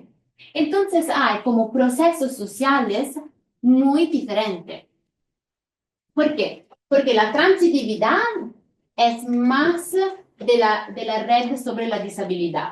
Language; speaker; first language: Spanish; non-native, fluent; Italian